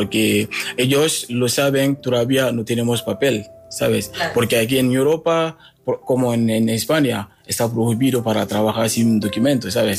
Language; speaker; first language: Spanish; non-native, learner; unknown